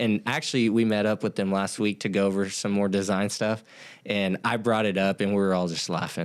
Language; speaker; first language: English; native; English